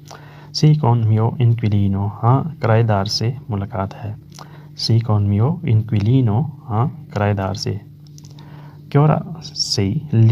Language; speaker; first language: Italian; non-native, learner; Urdu